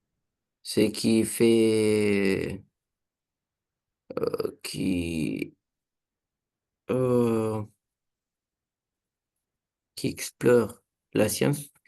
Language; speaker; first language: French; non-native, learner; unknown